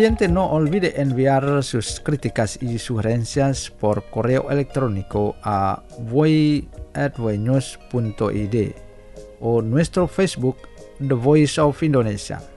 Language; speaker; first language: Spanish; non-native, fluent; Indonesian